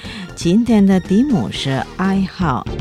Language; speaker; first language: Chinese; non-native, learner; Indonesian